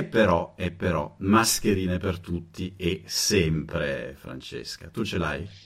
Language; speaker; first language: Italian; native; Italian